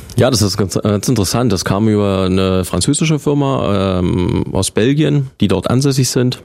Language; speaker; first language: German; native; German